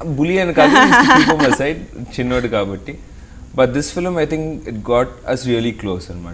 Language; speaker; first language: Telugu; native; Telugu